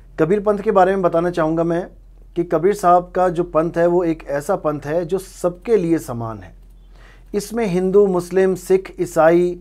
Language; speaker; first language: Hindi; non-native, local second language; Punjabi